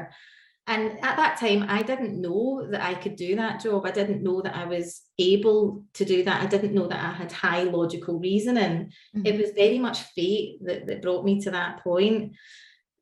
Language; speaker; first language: English; native; English